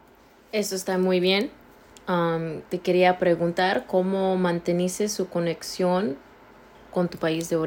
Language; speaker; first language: Spanish; early bilingual, heritage; Spanish